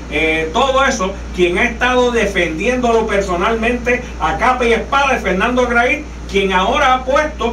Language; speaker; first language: Spanish; native; Spanish